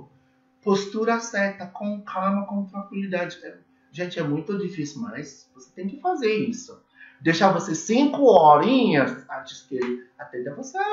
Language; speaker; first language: Portuguese; non-native, learner; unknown